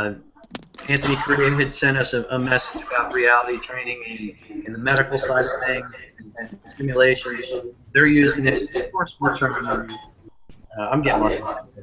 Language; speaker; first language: English; native; English